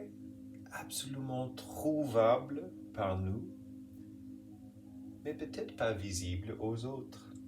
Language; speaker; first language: French; non-native, fluent; English